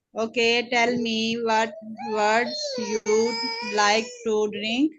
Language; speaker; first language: English; non-native, learner; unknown